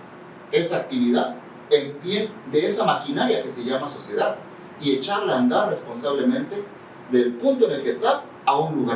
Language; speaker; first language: Spanish; native; Spanish